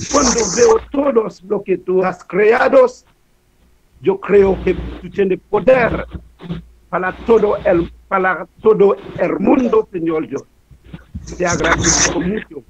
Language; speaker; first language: Spanish; non-native, learner; Haitian Creole